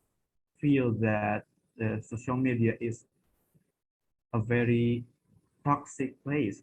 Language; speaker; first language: English; non-native, fluent; Indonesian